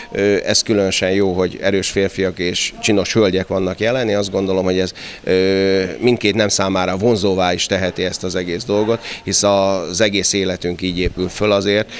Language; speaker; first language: Hungarian; native; Hungarian